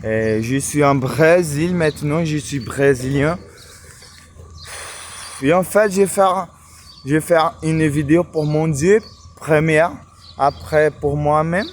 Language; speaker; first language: French; non-native, learner; Portuguese